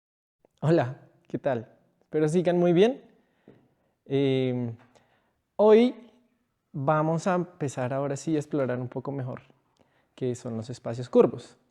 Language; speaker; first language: Spanish; native; Spanish